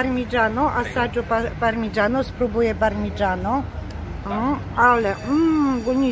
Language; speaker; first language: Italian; non-native, fluent; Polish